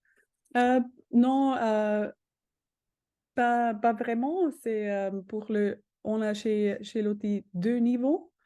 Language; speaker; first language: French; non-native, fluent; German